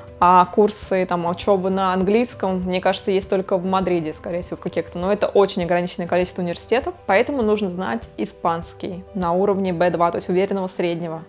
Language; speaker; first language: Russian; native; Russian